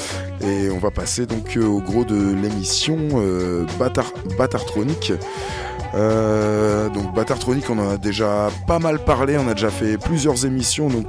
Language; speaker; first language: French; native; French